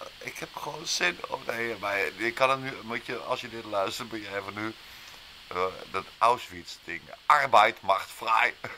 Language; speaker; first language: Dutch; native; Dutch